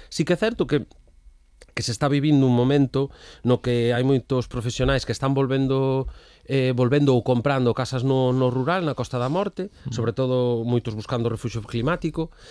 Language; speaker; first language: Galician; native; Galician